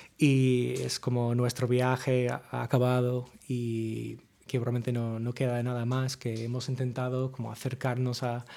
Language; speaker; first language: Spanish; non-native, fluent; English